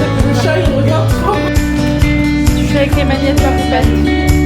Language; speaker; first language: French; native; French